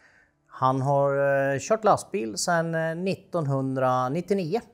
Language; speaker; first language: Swedish; native; Swedish